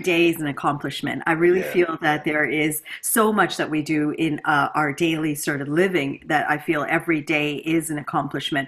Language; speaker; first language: English; native; English